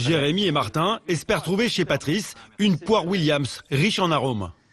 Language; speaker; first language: French; native; French